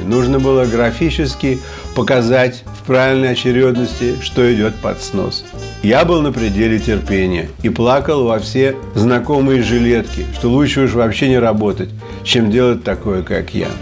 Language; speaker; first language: Russian; native; Russian